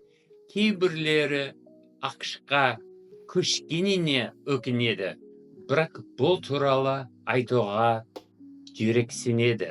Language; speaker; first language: Kazakh; non-native, fluent; English